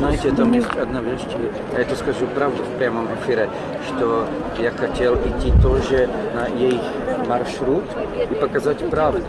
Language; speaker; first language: Russian; non-native, learner; Czech